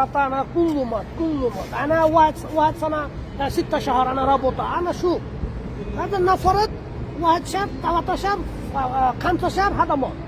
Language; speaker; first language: Arabic; non-native, learner; Bangla